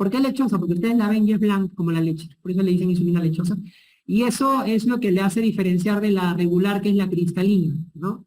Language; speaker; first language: Spanish; native; Spanish